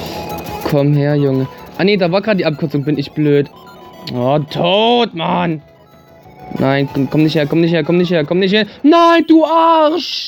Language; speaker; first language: German; native; German